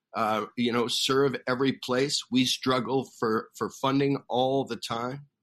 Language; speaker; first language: English; native; English